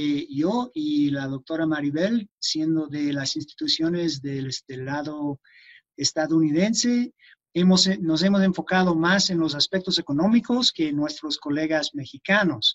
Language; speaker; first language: Spanish; non-native, fluent; English